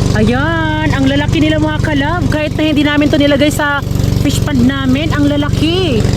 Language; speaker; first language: Filipino; non-native, local second language; Cebuano